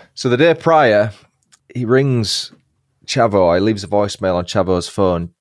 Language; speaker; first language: English; native; English